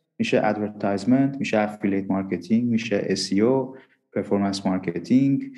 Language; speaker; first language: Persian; non-native, local second language; Armenian